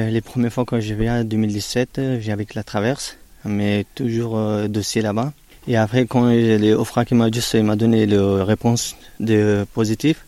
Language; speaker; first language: French; non-native, learner; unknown